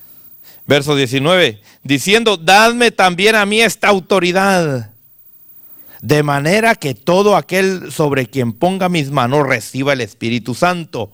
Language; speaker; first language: Spanish; native; Spanish